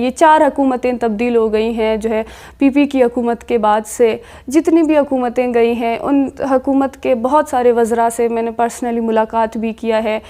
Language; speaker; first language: Urdu; non-native, local second language; Baluchi